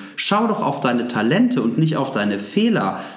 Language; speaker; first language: German; native; German